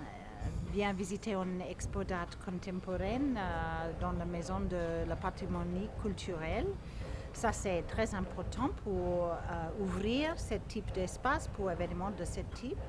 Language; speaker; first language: French; non-native, fluent; English